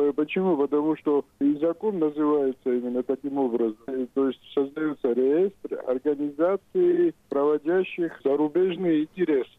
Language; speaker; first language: Russian; non-native, local second language; Georgian